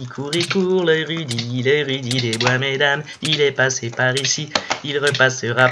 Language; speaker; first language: French; native; French